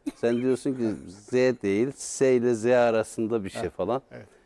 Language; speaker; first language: Turkish; native; Turkish